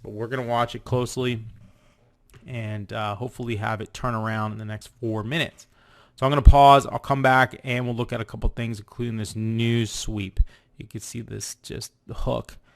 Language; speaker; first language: English; native; English